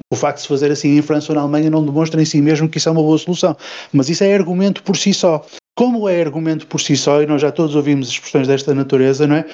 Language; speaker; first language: Portuguese; native; Portuguese